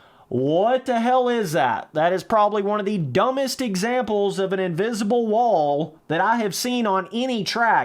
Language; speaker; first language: English; native; English